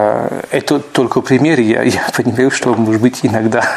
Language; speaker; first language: Russian; non-native, fluent; French